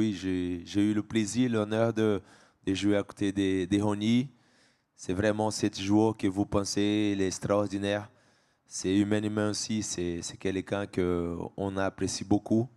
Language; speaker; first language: French; non-native, fluent; Portuguese